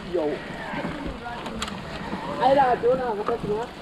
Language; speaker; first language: German; native; German